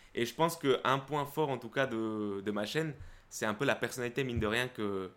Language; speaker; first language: French; early bilingual, other home language; Spanish